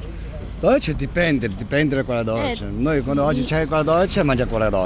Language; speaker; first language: Italian; non-native, learner; Chinese